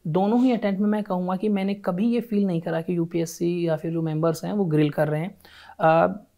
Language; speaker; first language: Hindi; native; Hindi